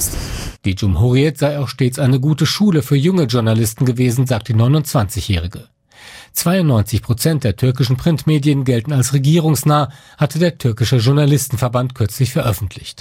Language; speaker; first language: German; native; German